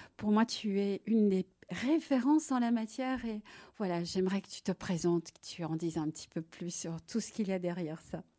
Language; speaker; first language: French; native; French